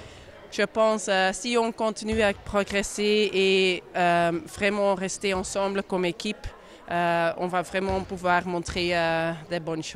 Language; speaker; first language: French; non-native, local second language; Dutch